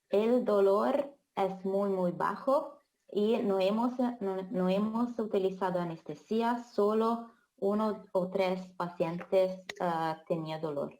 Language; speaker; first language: Spanish; non-native, fluent; Italian